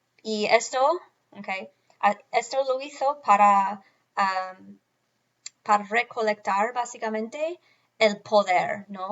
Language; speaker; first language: Spanish; non-native, fluent; English